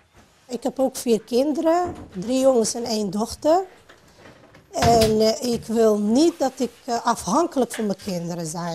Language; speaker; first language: Dutch; non-native, fluent; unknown